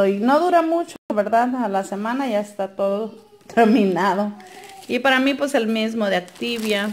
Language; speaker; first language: Spanish; native; Spanish